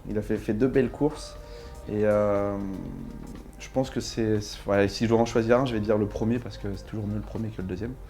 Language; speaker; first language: French; native; French